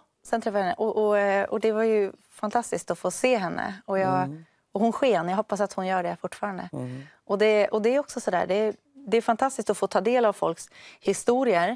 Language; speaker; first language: Swedish; native; Swedish